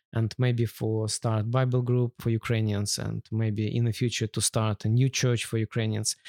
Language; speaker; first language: English; non-native, learner; Ukrainian